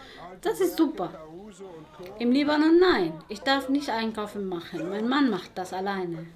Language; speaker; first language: German; non-native, learner; Arabic